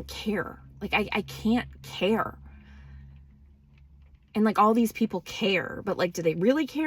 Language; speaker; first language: English; native; English